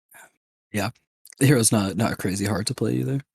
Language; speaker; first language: English; native; English